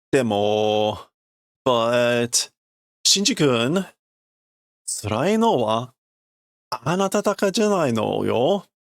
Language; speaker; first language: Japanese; non-native, learner; English